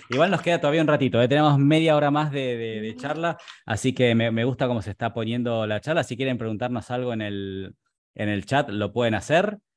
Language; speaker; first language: Spanish; native; Spanish